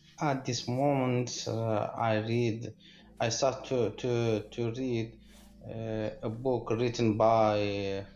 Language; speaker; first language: English; non-native, learner; Arabic